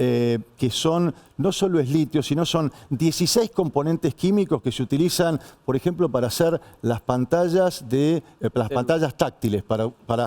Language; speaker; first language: Spanish; native; Spanish